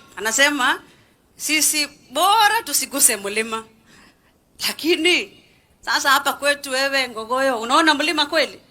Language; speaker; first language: Swahili; non-native, local second language; Kikuyu